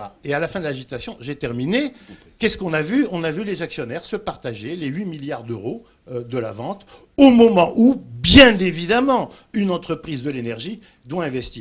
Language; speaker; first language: French; native; French